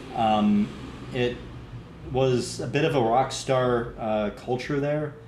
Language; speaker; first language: English; native; English